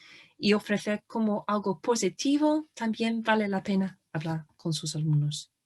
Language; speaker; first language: Spanish; non-native, fluent; English